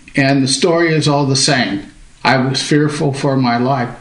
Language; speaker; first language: English; native; English